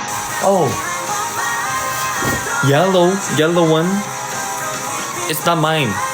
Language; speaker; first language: English; non-native, learner; Korean